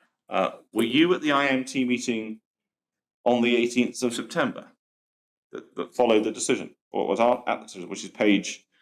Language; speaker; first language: English; native; English